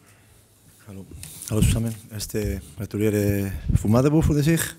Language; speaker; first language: German; non-native, learner; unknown